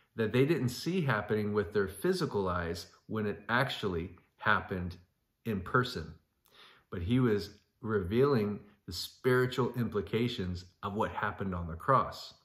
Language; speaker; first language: English; native; English